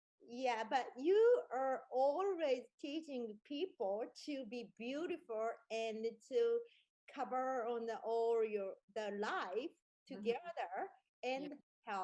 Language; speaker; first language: English; non-native, learner; Japanese